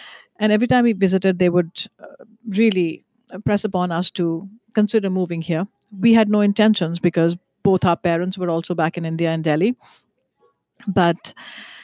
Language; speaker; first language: English; non-native, local second language; Hindi